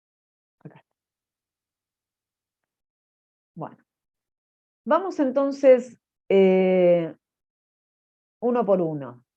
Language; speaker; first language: Spanish; native; Spanish